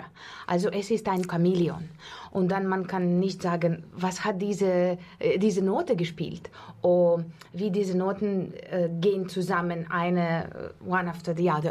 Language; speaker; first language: German; non-native, learner; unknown